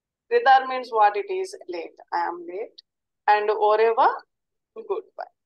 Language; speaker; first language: English; non-native, local second language; Telugu